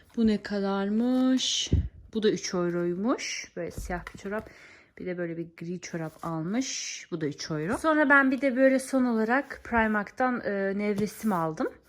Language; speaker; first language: Turkish; early bilingual, heritage; Turkish